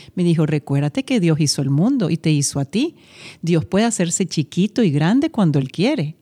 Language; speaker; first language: Spanish; native; Spanish